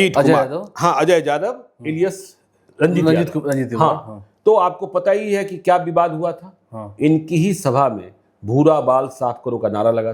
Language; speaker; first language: Hindi; native; Hindi